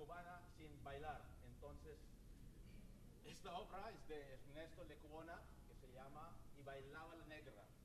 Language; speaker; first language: Spanish; non-native, learner; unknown